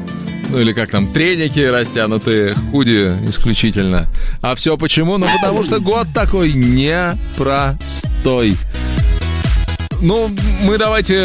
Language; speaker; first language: Russian; native; Russian